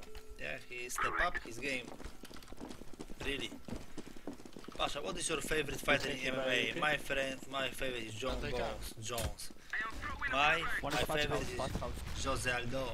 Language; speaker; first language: English; non-native, learner; Polish